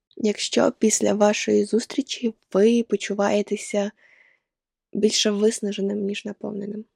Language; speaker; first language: Ukrainian; non-native, local second language; Russian